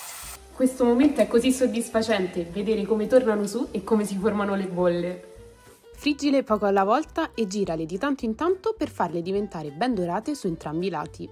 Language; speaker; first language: Italian; native; Italian